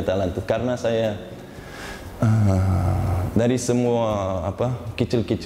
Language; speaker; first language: Indonesian; non-native, learner; Uzbek